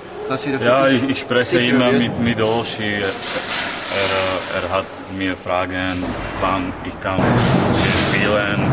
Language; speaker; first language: German; non-native, learner; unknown